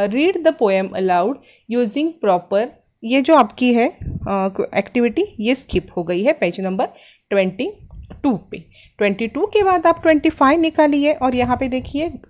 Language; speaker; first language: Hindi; non-native, local second language; Marathi